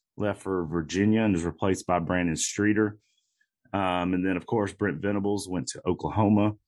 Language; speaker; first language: English; native; English